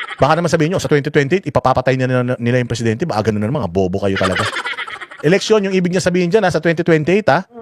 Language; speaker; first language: Filipino; native; Filipino